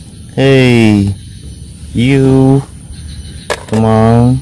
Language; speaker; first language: English; non-native, learner; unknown